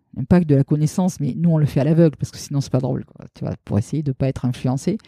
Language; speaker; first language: French; native; French